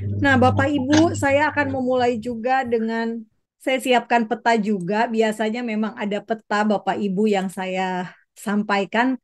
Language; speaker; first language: Indonesian; native; Indonesian